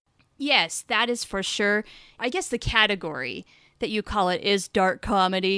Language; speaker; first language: English; native; English